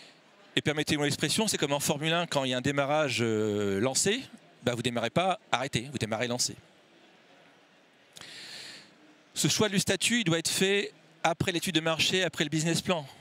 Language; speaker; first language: French; native; French